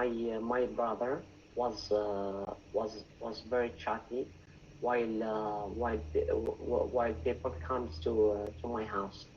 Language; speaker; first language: English; non-native, learner; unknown